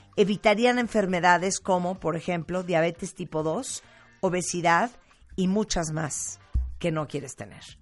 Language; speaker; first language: Spanish; native; Spanish